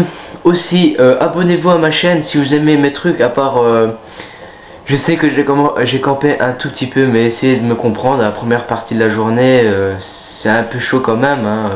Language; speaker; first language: French; native; French